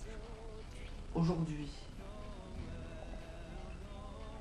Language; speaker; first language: French; native; French